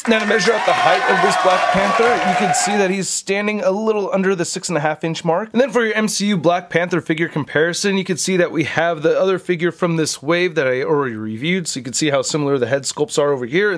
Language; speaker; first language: English; native; English